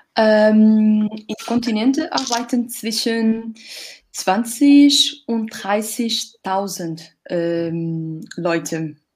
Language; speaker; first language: German; non-native, learner; Portuguese